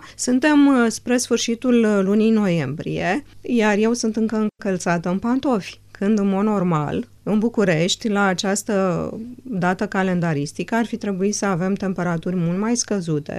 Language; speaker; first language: Romanian; native; Romanian